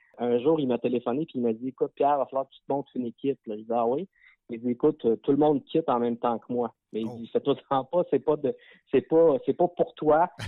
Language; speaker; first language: French; native; French